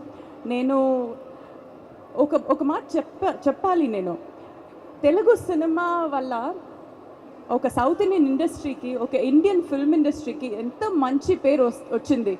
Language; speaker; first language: Telugu; non-native, fluent; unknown